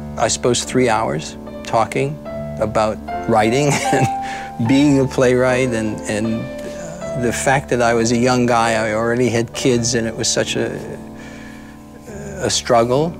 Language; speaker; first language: English; native; English